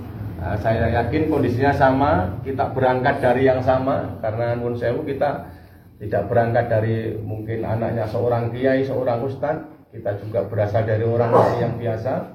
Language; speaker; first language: Indonesian; non-native, local second language; Javanese